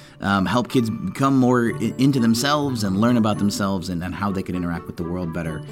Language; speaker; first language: English; native; English